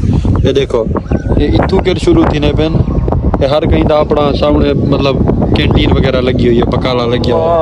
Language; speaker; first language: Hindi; non-native, local second language; Saraiki